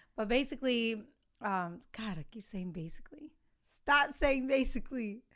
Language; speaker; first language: English; early bilingual, other home language; Spanish